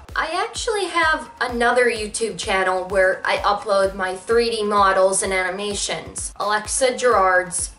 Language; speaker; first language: English; native; English